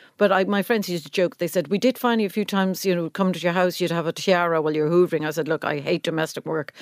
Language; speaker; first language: English; native; English